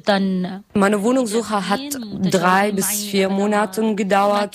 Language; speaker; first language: German; non-native, learner; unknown